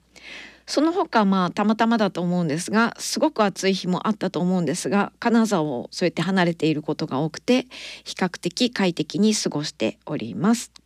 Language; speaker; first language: Japanese; native; Japanese